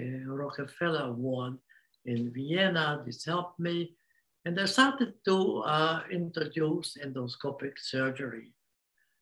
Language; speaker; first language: English; non-native, fluent; Hungarian